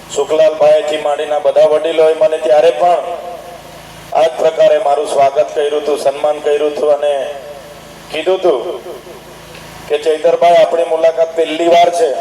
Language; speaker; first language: Gujarati; non-native, local second language; Vasavi